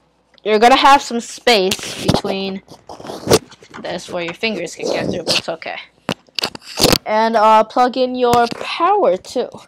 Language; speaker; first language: English; native; English